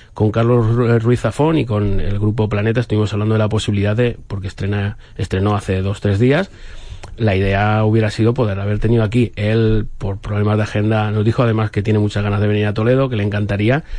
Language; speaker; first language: Spanish; native; Spanish